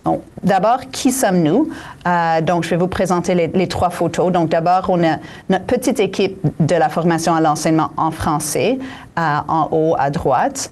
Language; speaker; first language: French; native; French